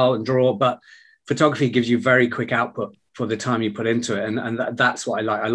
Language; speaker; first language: English; native; English